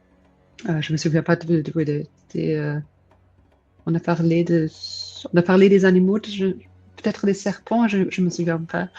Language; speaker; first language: French; non-native, fluent; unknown